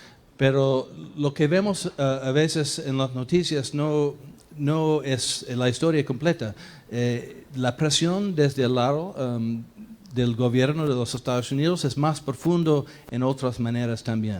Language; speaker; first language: Spanish; non-native, fluent; English